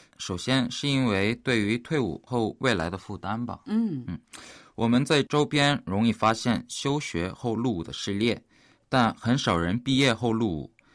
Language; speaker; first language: Chinese; early bilingual, other home language; Korean